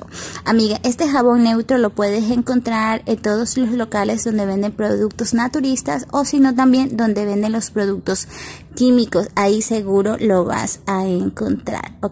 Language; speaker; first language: Spanish; native; Spanish